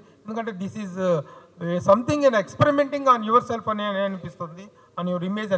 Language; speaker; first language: Telugu; native; Telugu